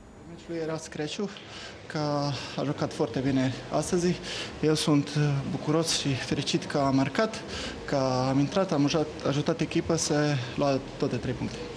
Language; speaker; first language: Romanian; non-native, fluent; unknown